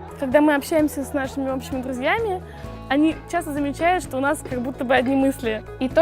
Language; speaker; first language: Russian; native; Russian